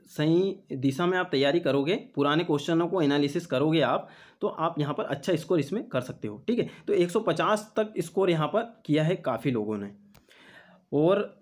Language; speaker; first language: Hindi; native; Hindi